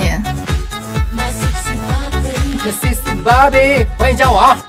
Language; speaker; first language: Chinese; native; Chinese